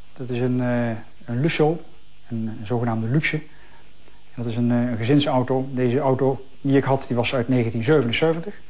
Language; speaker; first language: Dutch; native; Dutch